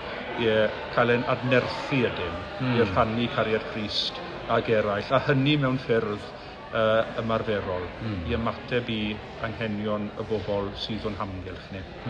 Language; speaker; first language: Welsh; native; Welsh